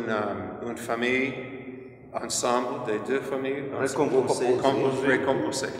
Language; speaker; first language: French; non-native, fluent; English